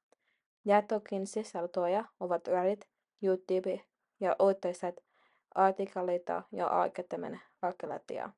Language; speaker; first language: Finnish; non-native, learner; English